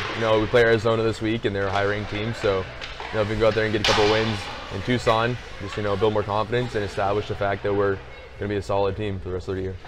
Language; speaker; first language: English; native; English